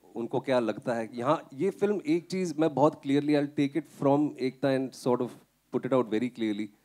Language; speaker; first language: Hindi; native; Hindi